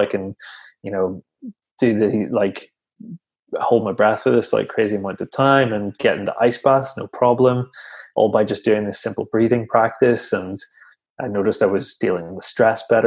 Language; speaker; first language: English; native; English